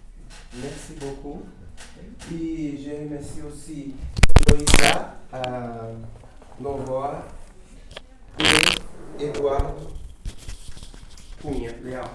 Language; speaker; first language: French; non-native, learner; Portuguese